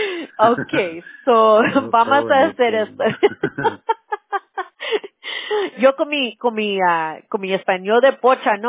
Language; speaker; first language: Spanish; early bilingual, heritage; English